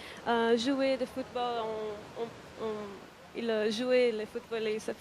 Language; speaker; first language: French; non-native, learner; Portuguese